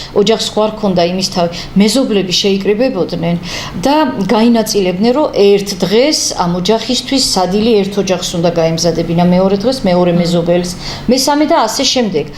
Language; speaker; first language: Georgian; native; Georgian